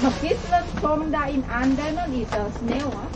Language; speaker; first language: Dutch; non-native, learner; Thai